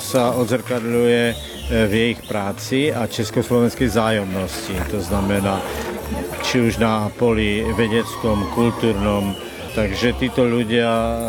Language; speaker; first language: Slovak; native; Slovak